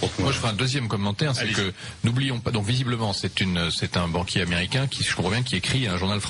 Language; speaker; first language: French; native; French